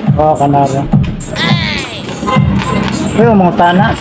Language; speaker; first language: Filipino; non-native, local second language; Cebuano